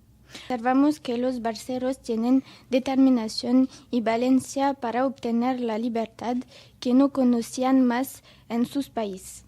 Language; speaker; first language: Spanish; non-native, learner; French